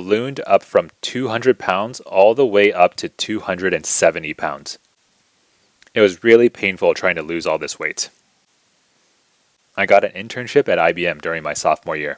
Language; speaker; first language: English; native; English